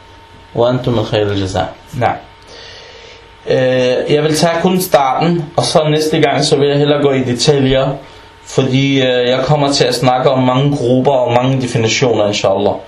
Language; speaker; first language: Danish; early bilingual, other home language; Arabic